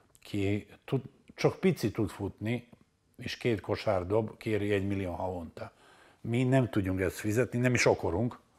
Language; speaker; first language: Hungarian; non-native, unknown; Serbian